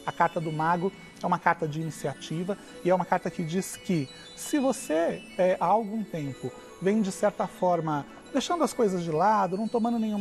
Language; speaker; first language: Portuguese; native; Portuguese